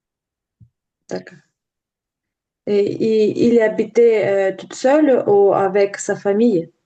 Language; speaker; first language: French; non-native, learner; Ukrainian